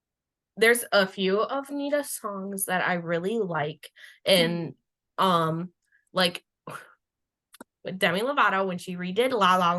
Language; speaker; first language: English; native; English